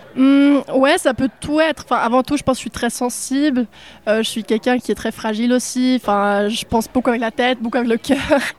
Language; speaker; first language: French; non-native, local second language; Swiss German